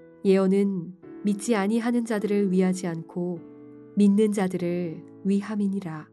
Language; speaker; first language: Korean; native; Korean